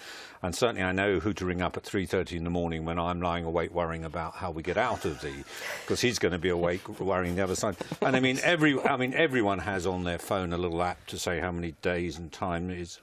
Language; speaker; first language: English; native; English